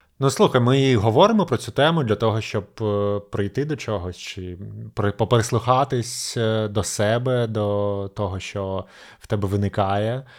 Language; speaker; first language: Ukrainian; native; Ukrainian